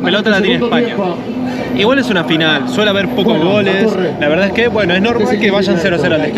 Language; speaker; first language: Spanish; native; Spanish